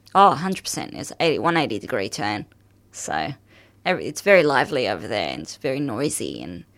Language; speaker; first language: English; early bilingual, other home language; Arabic